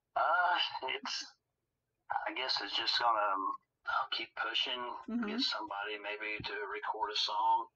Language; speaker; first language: English; native; English